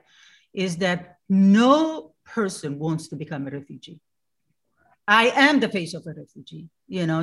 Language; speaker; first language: English; non-native, fluent; Somali